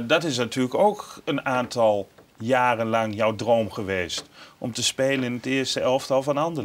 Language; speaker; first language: Dutch; native; Dutch